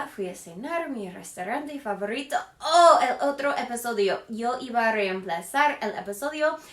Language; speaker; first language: Spanish; non-native, fluent; English